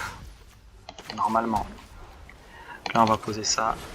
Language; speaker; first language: French; native; French